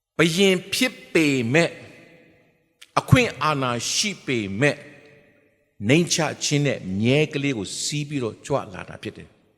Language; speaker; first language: Burmese; non-native, local second language; Kachin